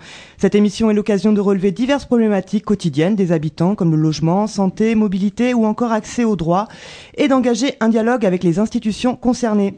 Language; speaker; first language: French; native; French